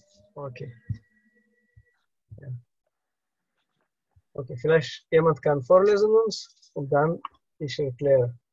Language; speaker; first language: German; non-native, learner; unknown